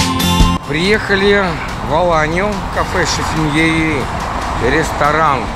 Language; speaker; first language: Russian; native; Russian